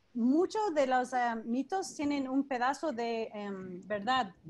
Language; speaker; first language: Spanish; non-native, fluent; English